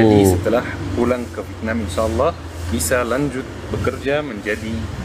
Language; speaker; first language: Indonesian; non-native, fluent; Arabic